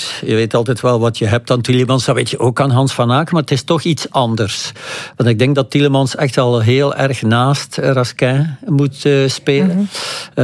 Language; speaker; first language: Dutch; native; Dutch